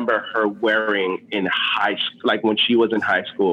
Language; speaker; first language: English; early bilingual, other home language; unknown